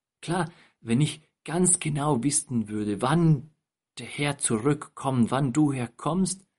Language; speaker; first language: German; non-native, fluent; Spanish